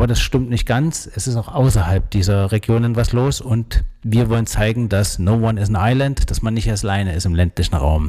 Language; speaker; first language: German; native; German